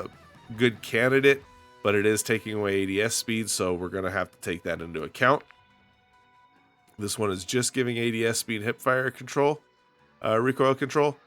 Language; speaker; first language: English; native; English